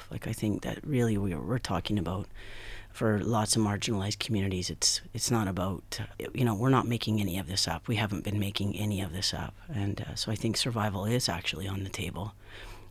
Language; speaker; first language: English; native; English